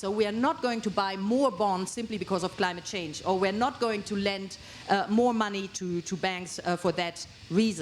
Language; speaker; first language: English; non-native, fluent; German